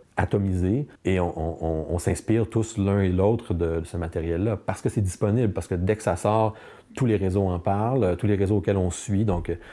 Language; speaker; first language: French; native; French